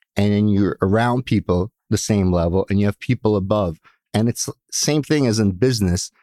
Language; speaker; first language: English; early bilingual, other home language; Russian